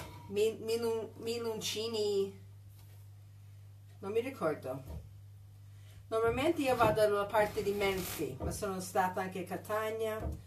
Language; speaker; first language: Italian; non-native, fluent; English